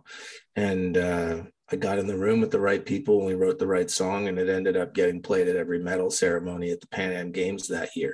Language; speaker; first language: English; native; English